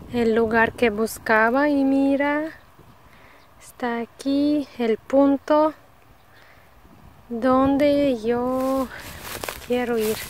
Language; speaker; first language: Spanish; non-native, learner; Russian